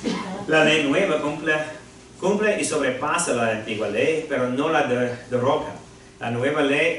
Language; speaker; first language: Spanish; non-native, fluent; English